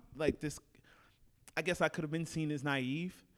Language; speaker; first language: English; native; English